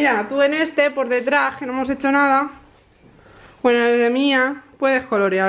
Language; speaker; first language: Spanish; native; Spanish